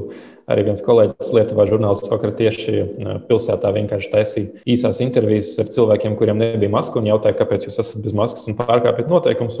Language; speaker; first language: Latvian; early bilingual, other home language; Lithuanian